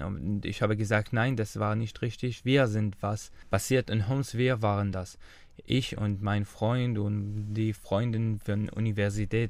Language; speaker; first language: German; non-native, learner; Arabic